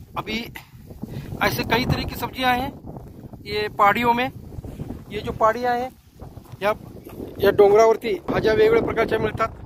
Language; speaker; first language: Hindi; non-native, local second language; Marathi